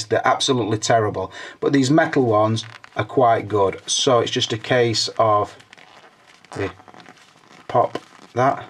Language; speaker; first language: English; native; English